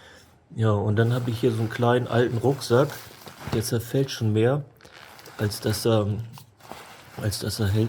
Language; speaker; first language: German; native; German